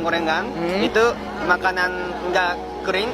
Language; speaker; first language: Indonesian; non-native, fluent; Japanese